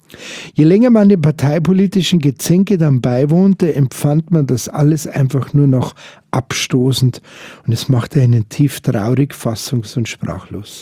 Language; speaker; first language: German; native; German